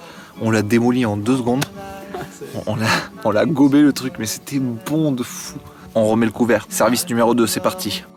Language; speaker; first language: French; native; French